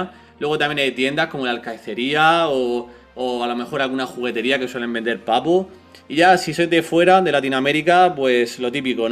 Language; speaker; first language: Spanish; native; Spanish